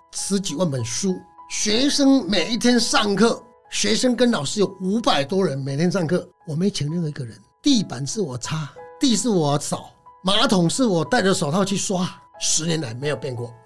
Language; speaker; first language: Chinese; native; Chinese